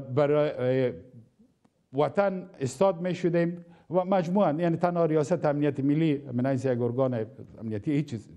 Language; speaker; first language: Persian; non-native, local second language; Pashto